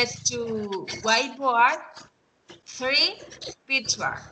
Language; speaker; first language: English; non-native, learner; Spanish